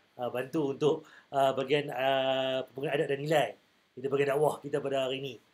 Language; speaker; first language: Malay; native; Malay